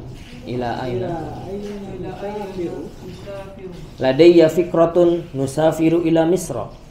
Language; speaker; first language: Arabic; non-native, learner; Indonesian